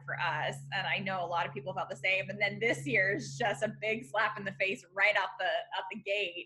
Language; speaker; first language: English; native; English